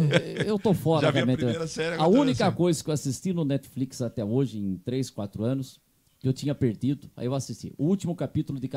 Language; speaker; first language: Portuguese; native; Portuguese